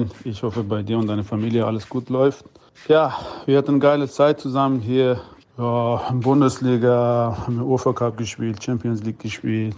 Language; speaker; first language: German; non-native, learner; Persian